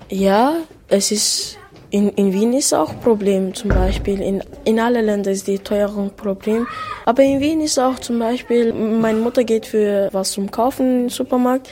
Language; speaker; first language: German; early bilingual, other home language; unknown